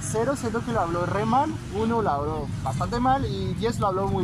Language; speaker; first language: Spanish; non-native, fluent; French